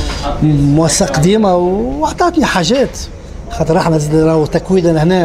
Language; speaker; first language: Arabic; native; Arabic